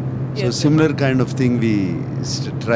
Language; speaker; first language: Telugu; native; Telugu